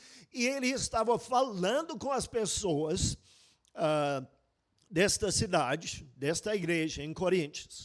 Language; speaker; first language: Portuguese; non-native, fluent; English